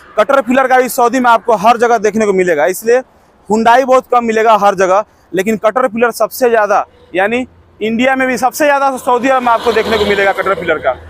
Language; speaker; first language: Hindi; native; Hindi